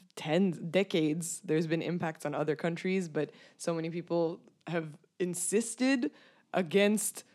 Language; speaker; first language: English; non-native, fluent; Romanian